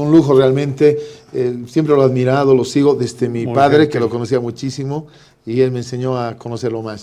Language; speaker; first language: Spanish; native; Spanish